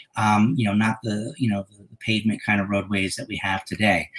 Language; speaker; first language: English; native; English